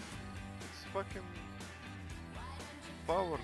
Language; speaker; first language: English; non-native, learner; Russian